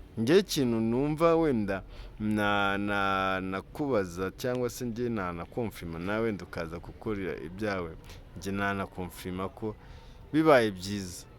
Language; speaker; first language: Kinyarwanda; native; Kinyarwanda